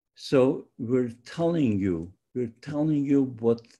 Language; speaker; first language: English; non-native, fluent; Polish